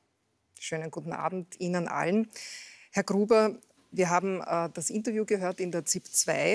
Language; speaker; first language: German; native; German